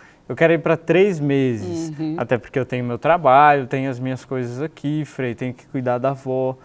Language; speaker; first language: Portuguese; native; Portuguese